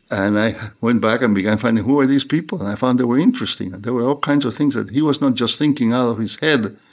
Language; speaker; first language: English; non-native, fluent; Spanish